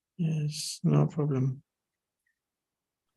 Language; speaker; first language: English; non-native, fluent; Russian